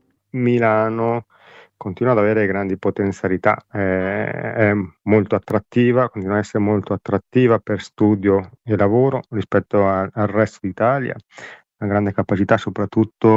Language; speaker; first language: Italian; native; Italian